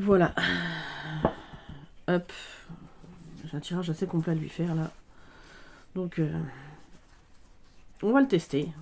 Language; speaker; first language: French; native; French